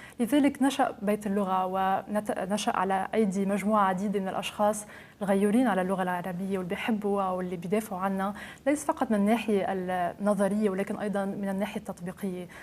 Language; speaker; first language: Arabic; native; Arabic